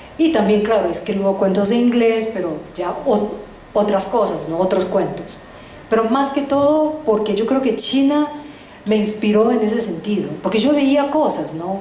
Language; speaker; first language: Spanish; early bilingual, other home language; Chinese